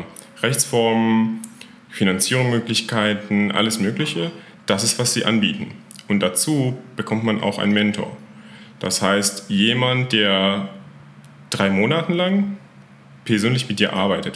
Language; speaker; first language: German; non-native, fluent; Persian